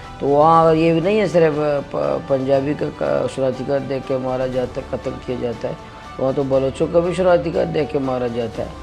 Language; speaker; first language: Urdu; non-native, local second language; Baluchi